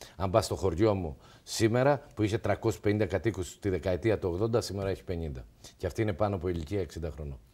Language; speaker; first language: Greek; native; Greek